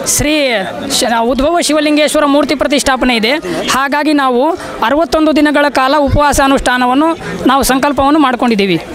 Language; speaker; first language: Kannada; non-native, local second language; Lambadi